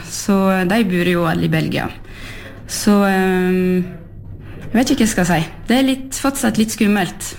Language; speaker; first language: Norwegian; early bilingual, heritage; French